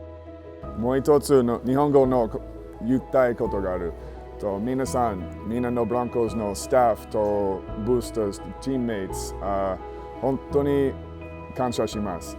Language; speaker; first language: Japanese; non-native, learner; English